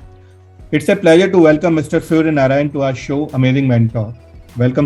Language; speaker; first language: English; non-native, local second language; Hindi